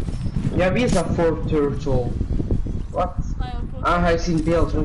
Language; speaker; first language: Dutch; native; Dutch